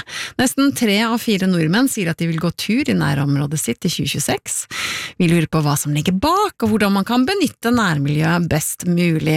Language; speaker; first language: Norwegian; native; Norwegian